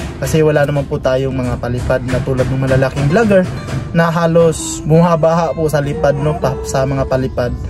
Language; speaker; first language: Filipino; non-native, local second language; Cebuano